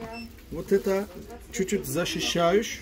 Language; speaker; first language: Russian; non-native, learner; Turkish